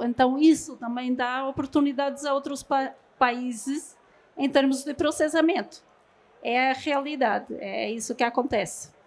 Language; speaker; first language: Portuguese; non-native, fluent; Norwegian